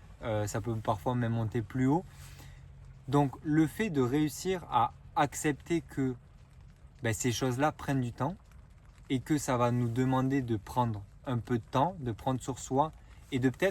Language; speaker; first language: French; native; French